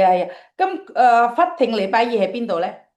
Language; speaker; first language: Cantonese; non-native, fluent; Indonesian